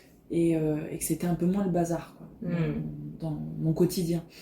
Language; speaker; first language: French; native; French